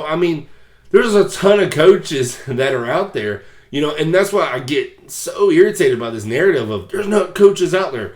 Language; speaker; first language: English; native; English